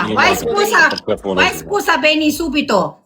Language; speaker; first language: Italian; non-native, learner; Albanian